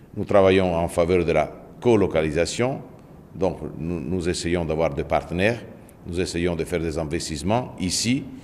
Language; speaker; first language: French; non-native, fluent; Italian